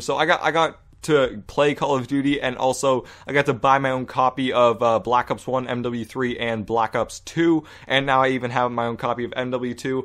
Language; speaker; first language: English; native; English